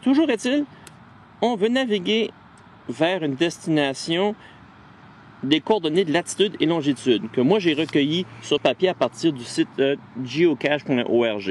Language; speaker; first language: French; native; French